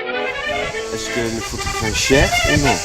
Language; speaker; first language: French; non-native, learner; Dutch